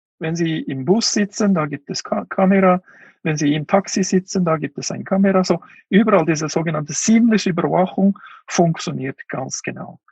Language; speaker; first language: German; non-native, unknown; Uyghur